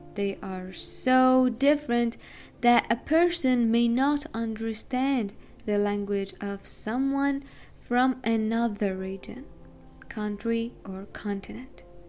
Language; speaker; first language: English; non-native, fluent; Persian